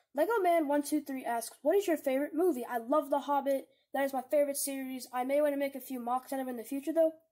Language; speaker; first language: English; native; English